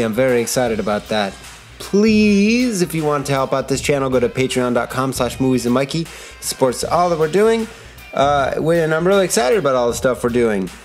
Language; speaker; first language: English; native; English